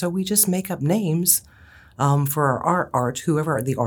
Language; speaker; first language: English; native; English